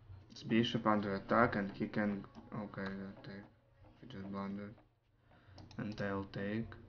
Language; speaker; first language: English; non-native, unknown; Ukrainian